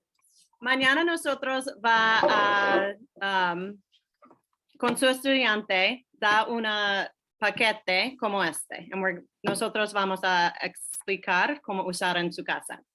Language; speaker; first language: Spanish; non-native, learner; English